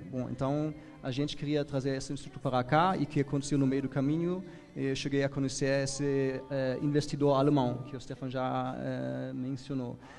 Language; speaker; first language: Portuguese; non-native, fluent; German